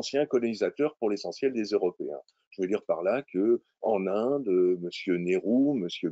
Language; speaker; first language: French; native; French